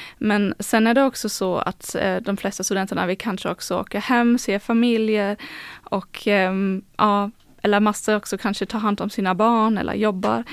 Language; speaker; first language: Swedish; non-native, fluent; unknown